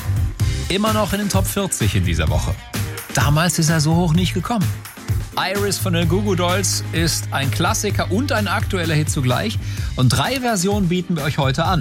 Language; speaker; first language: German; native; German